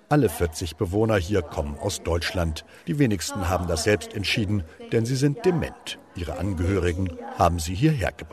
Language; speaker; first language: German; native; German